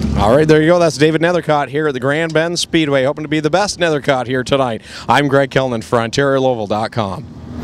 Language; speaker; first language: English; native; English